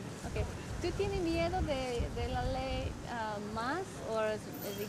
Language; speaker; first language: Spanish; non-native, learner; English